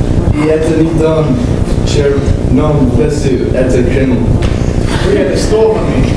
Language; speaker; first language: Russian; non-native, learner; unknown